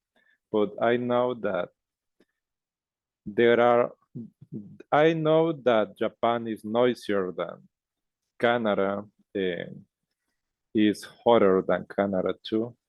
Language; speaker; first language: English; non-native, learner; Spanish